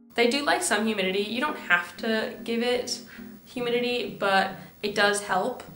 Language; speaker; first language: English; native; English